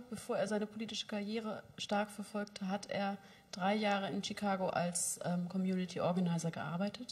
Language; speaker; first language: German; native; German